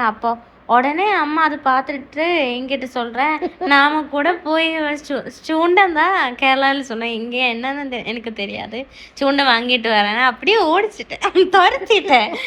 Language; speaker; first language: Tamil; non-native, learner; Malayalam